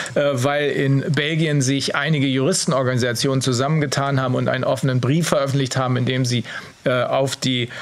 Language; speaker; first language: German; native; German